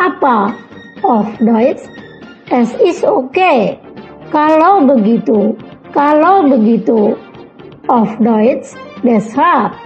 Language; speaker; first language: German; non-native, fluent; Indonesian